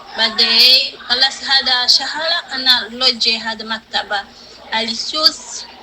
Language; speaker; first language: Arabic; non-native, learner; Rundi